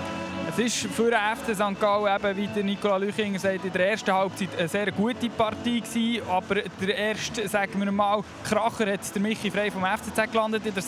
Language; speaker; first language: German; native; German